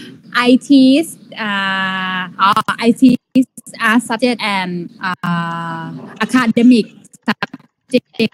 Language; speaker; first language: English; non-native, learner; Thai